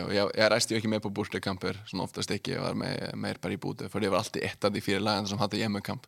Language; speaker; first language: Norwegian; non-native, fluent; Icelandic